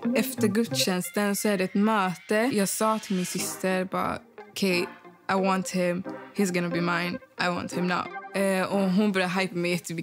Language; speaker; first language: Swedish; early bilingual, other home language; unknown